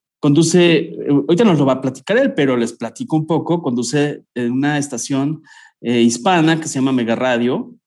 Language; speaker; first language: Spanish; native; Spanish